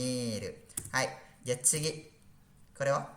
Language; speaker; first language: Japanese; non-native, fluent; Malay